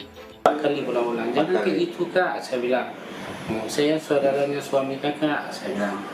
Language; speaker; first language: Indonesian; non-native, local second language; Achinese